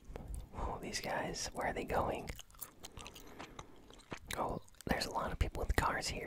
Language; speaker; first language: English; native; English